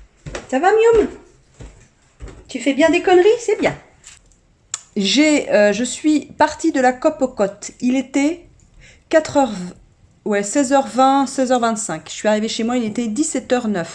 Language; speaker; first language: French; native; French